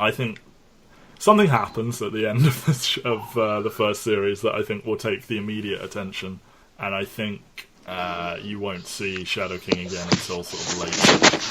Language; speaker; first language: English; native; English